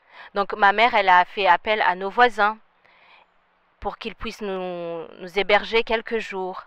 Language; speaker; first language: French; non-native, local second language; Rundi